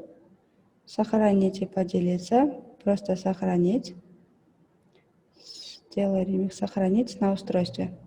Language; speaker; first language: Russian; non-native, local second language; Kyrgyz